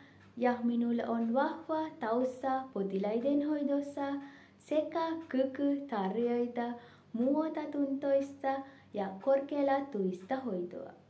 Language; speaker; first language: Finnish; non-native, learner; Sinhala